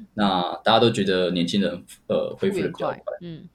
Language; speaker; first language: Chinese; native; Chinese